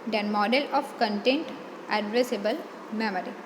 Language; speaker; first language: English; non-native, local second language; Gujarati